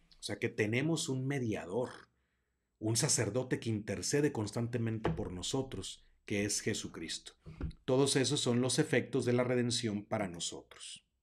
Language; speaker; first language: Spanish; native; Spanish